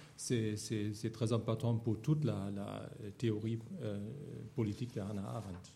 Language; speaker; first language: French; non-native, fluent; German